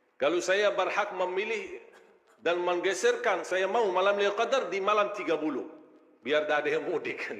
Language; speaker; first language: Malay; non-native, fluent; Arabic